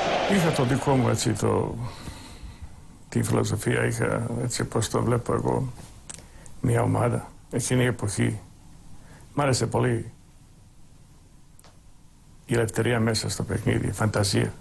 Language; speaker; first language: Greek; non-native, fluent; Croatian